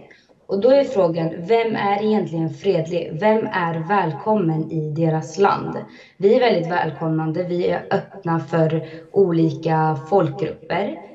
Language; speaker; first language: Swedish; early bilingual, other home language; Azerbaijani